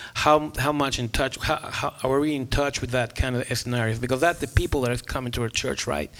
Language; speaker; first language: English; non-native, fluent; Spanish